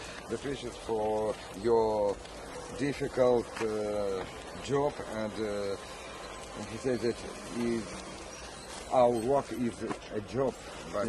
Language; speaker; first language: English; non-native, learner; Russian